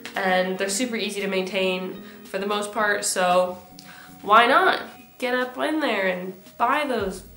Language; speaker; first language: English; native; English